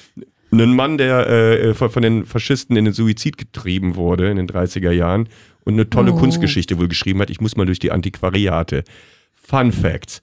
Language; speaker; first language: German; native; German